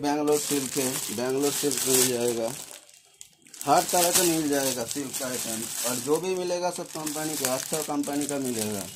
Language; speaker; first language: Hindi; non-native, local second language; Bangla